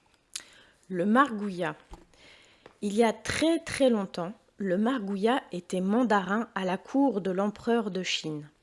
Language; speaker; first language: French; native; French